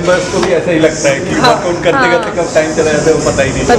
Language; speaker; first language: Hindi; native; Hindi